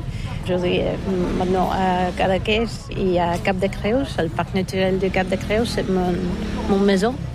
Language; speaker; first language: French; non-native, learner; Bulgarian